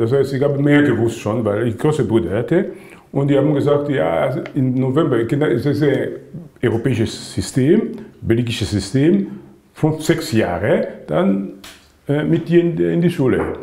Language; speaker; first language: German; non-native, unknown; Lingala